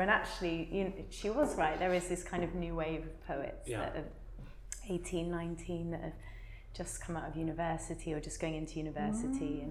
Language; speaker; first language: English; native; English